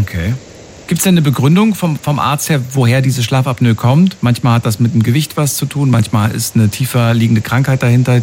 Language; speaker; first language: German; native; German